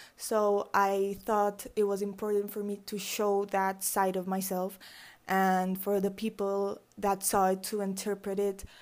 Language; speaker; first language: English; early bilingual, other home language; Spanish